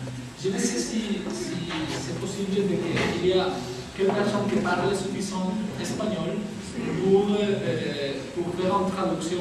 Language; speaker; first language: French; non-native, learner; Spanish